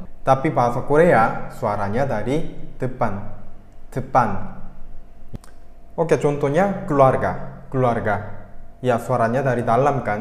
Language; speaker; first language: Indonesian; non-native, fluent; Korean